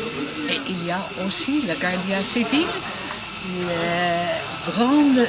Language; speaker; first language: French; non-native, learner; Dutch